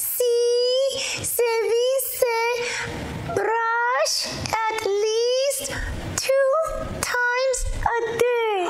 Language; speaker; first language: Spanish; non-native, learner; English